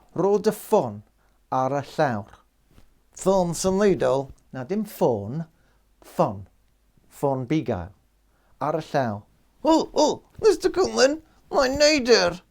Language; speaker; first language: Welsh; non-native, local second language; English